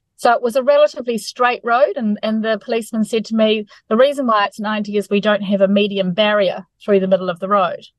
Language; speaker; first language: English; native; English